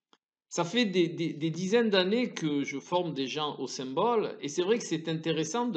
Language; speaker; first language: French; native; French